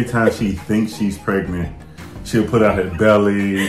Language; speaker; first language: English; native; English